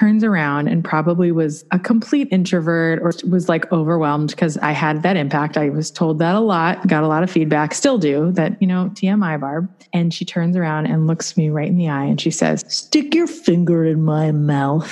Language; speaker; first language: English; native; English